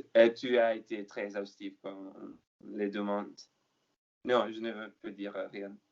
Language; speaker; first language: French; non-native, learner; Italian